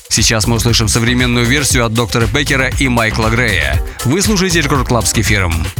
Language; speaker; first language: Russian; native; Russian